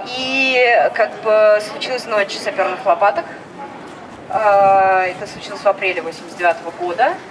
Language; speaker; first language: Russian; native; Russian